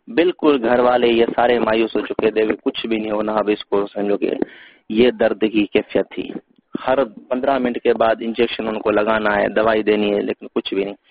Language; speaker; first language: Urdu; non-native, local second language; Sindhi